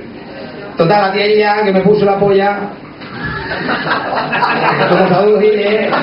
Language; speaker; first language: Spanish; native; Spanish